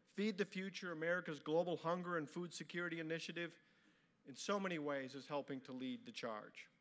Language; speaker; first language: English; native; English